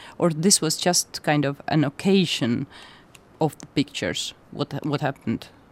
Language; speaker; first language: English; non-native, fluent; Estonian